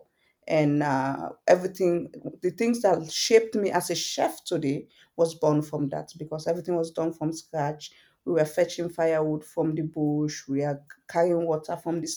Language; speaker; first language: English; non-native, local second language; Fula